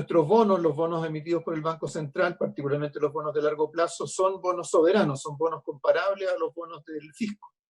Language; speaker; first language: Spanish; native; Spanish